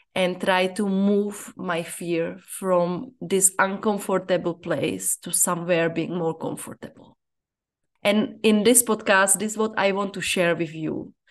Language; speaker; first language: English; non-native, fluent; Czech